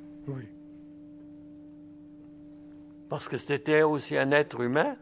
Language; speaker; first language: French; early bilingual, other home language; German